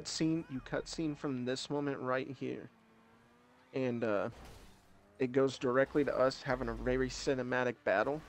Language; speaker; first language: English; native; English